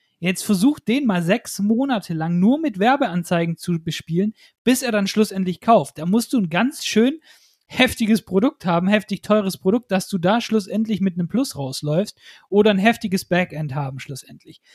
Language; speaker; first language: German; native; German